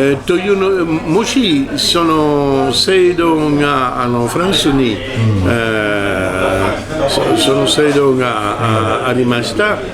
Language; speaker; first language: Japanese; non-native, learner; French